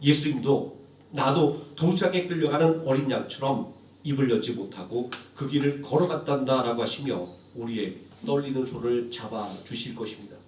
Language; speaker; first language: Korean; native; Korean